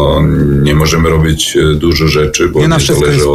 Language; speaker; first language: Polish; non-native, learner; Serbian